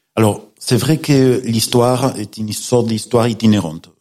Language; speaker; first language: French; non-native, fluent; Spanish